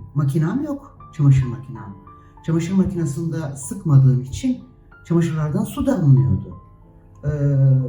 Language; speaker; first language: Turkish; native; Turkish